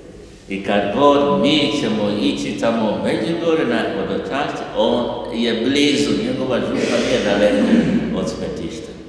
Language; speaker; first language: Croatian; non-native, learner; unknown